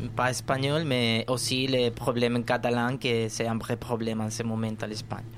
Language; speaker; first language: French; non-native, fluent; Spanish